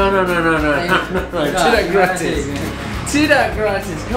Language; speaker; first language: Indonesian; non-native, learner; English